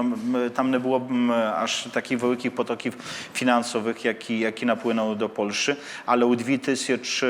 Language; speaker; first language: Polish; non-native, learner; Ukrainian